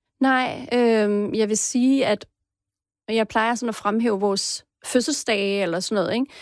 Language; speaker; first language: Danish; native; Danish